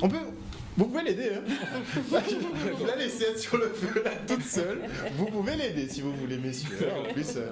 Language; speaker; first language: French; native; French